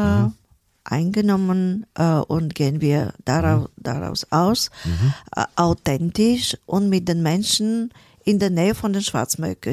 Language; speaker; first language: German; non-native, fluent; Bulgarian